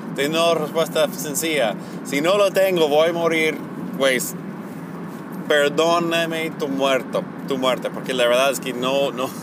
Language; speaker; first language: Spanish; non-native, fluent; English